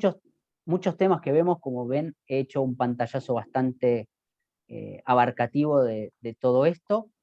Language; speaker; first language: Spanish; native; Spanish